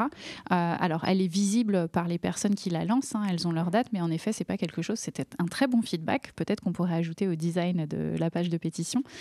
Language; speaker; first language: French; native; French